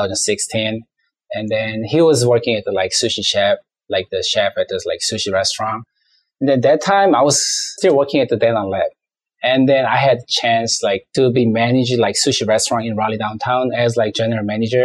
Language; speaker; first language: English; non-native, learner; Korean